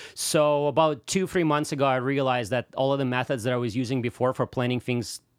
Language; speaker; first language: English; non-native, fluent; Russian